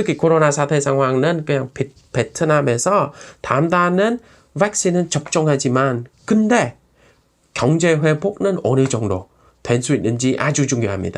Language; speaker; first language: Korean; non-native, fluent; Vietnamese